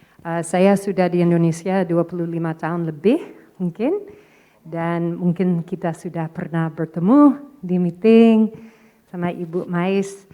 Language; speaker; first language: Indonesian; non-native, fluent; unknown